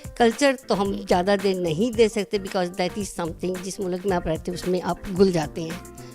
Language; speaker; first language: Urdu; non-native, fluent; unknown